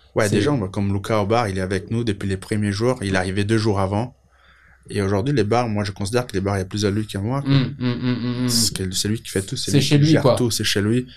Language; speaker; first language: French; non-native, fluent; Portuguese